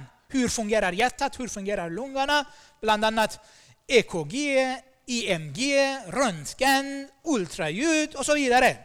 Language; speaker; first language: Swedish; non-native, fluent; Armenian